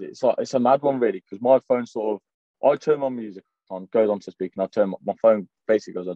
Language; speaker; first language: English; native; English